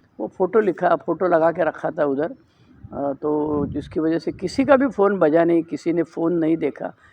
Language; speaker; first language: Hindi; non-native, local second language; Marathi